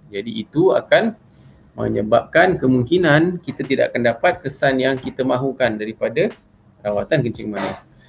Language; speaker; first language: Malay; native; Malay